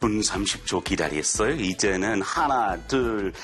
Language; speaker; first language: Korean; non-native, learner; English